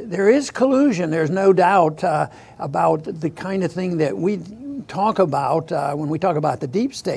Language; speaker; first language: English; native; English